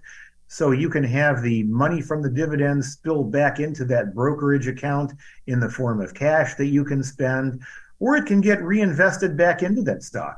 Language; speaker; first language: English; native; English